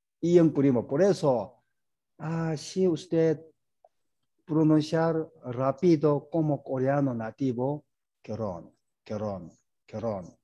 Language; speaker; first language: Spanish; non-native, learner; Korean